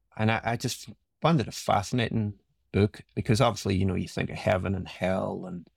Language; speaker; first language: English; native; English